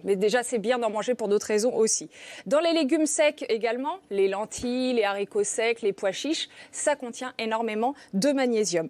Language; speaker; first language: French; native; French